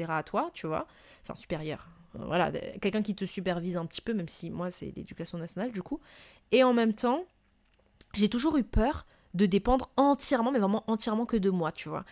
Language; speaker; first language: French; non-native, local second language; Malagasy